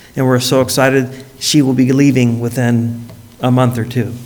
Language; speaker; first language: English; native; English